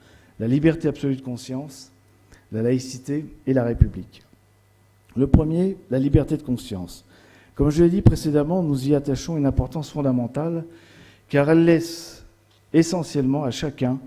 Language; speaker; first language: French; native; French